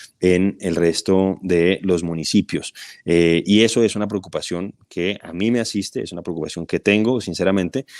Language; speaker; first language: Spanish; native; Spanish